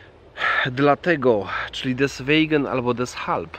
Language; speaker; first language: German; non-native, fluent; Polish